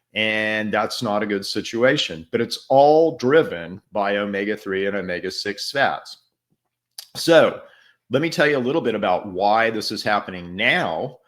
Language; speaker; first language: English; native; English